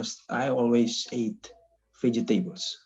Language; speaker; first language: English; non-native, learner; Indonesian